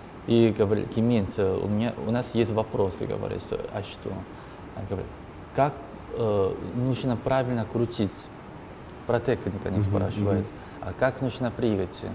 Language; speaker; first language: Russian; non-native, learner; Korean